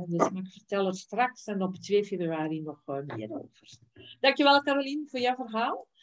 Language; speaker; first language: Dutch; native; Dutch